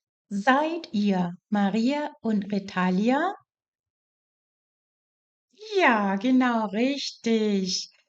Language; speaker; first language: German; non-native, fluent; Portuguese